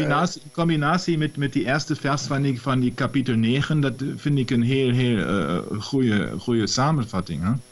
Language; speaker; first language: Dutch; non-native, fluent; German